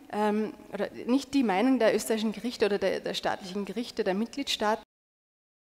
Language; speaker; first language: German; native; German